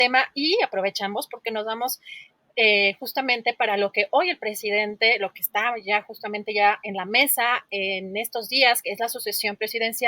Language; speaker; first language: Spanish; native; Spanish